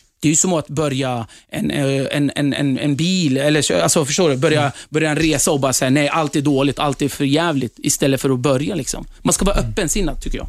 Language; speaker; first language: Swedish; early bilingual, other home language; Kurdish